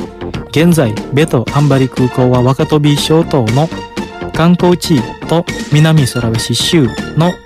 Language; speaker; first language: Japanese; non-native, fluent; Indonesian